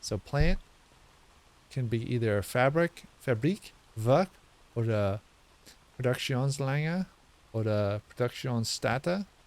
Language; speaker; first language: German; non-native, learner; English